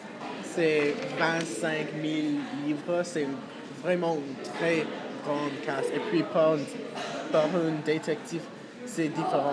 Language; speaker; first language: French; non-native, fluent; English